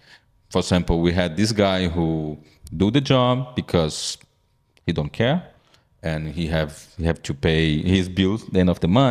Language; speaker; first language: English; non-native, fluent; Portuguese